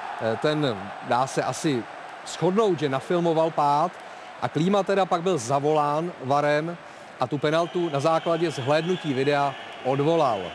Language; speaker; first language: Czech; native; Czech